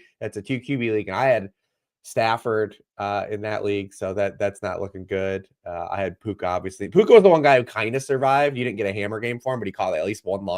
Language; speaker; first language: English; native; English